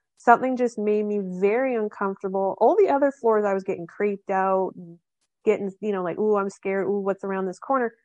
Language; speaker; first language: English; native; English